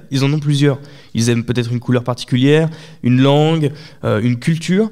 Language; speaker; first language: French; native; French